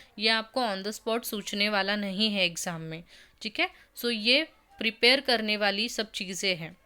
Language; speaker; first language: Hindi; non-native, local second language; Marathi